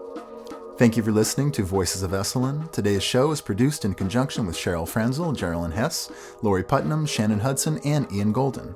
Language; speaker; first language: English; native; English